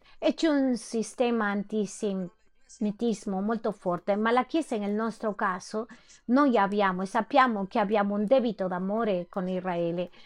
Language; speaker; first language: Italian; non-native, fluent; Spanish